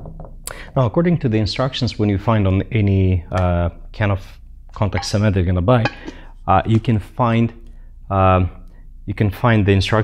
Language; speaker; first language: English; non-native, fluent; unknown